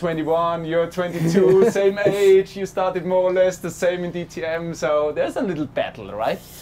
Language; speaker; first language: English; non-native, fluent; German